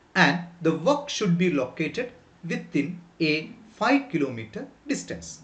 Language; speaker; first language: English; non-native, local second language; Malayalam